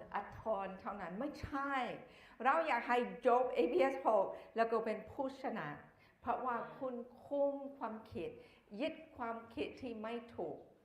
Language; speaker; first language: Thai; non-native, fluent; English